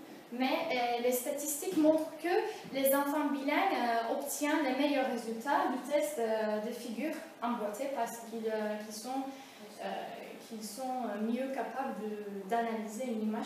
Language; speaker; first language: French; non-native, fluent; Turkish